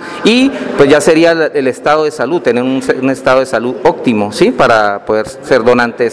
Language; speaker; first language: Spanish; native; Spanish